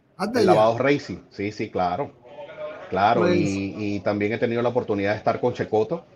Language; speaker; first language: Spanish; native; Spanish